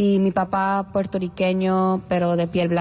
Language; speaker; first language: Spanish; early bilingual, heritage; English